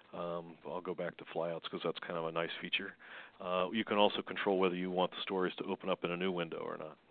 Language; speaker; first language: English; native; English